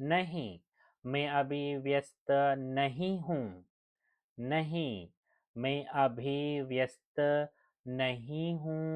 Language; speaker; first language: Hindi; non-native, local second language; Telugu